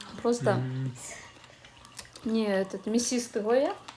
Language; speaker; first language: Russian; non-native, local second language; Kazakh